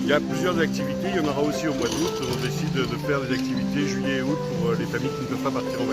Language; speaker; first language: French; native; French